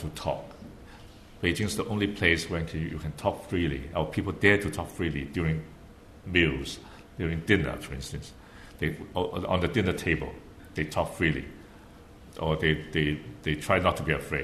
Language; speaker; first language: English; non-native, local second language; Cantonese